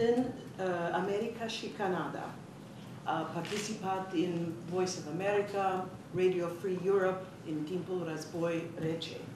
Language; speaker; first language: Romanian; early bilingual, heritage; Romanian